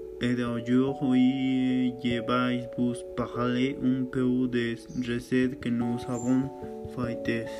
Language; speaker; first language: French; non-native, learner; Spanish